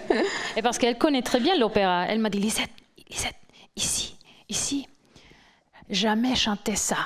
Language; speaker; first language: French; non-native, fluent; English